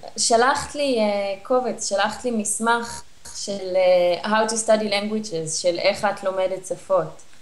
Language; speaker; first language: Hebrew; native; Hebrew